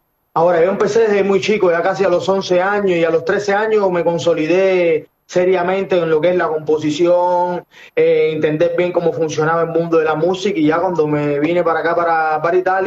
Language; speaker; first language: Spanish; native; Spanish